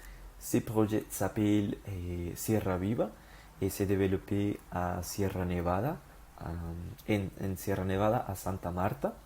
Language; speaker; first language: French; non-native, learner; Spanish